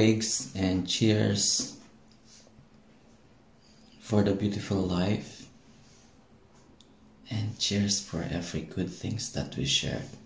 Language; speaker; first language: English; non-native, learner; Filipino